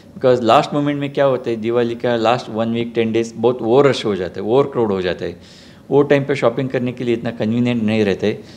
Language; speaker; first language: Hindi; non-native, local second language; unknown